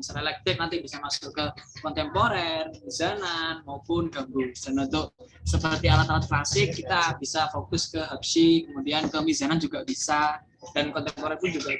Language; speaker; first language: Indonesian; native; Indonesian